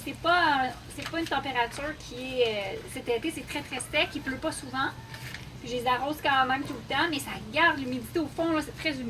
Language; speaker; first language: French; native; French